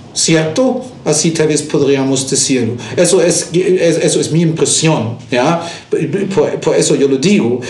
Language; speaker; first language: Spanish; non-native, fluent; German